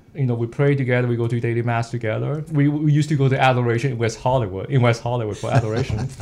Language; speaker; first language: English; non-native, local second language; Cantonese